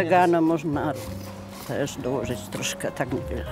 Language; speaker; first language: Polish; native; Polish